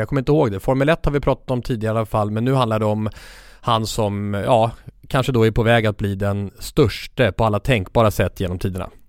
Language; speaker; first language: Swedish; native; Swedish